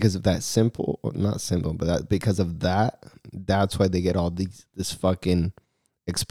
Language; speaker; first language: English; early bilingual, other home language; Spanish